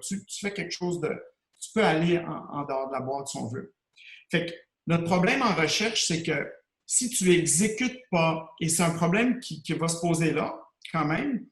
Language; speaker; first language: French; native; French